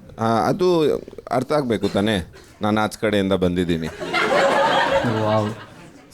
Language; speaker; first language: Kannada; non-native, learner; Punjabi